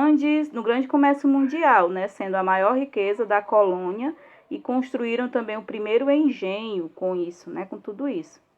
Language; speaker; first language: Portuguese; native; Portuguese